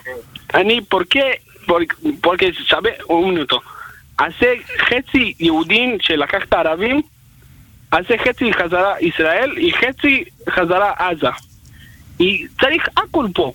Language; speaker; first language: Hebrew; non-native, learner; Spanish